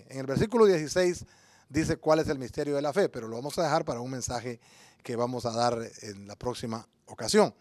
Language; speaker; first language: Spanish; native; Spanish